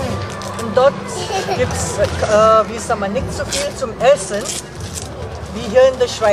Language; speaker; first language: German; non-native, learner; Tibetan